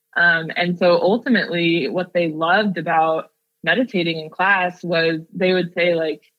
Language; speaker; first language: English; native; English